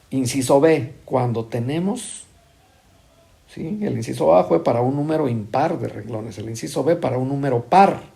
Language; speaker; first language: Spanish; native; Spanish